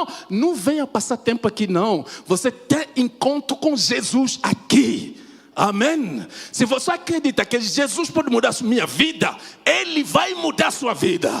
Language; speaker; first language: Portuguese; non-native, fluent; French